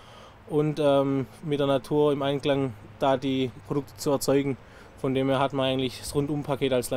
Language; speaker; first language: German; native; German